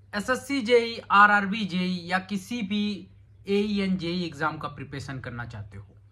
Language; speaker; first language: Hindi; native; Hindi